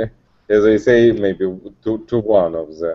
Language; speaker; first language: English; non-native, learner; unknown